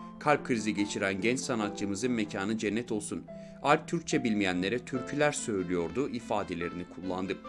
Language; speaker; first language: Turkish; native; Turkish